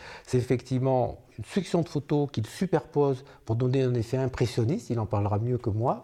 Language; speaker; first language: French; native; French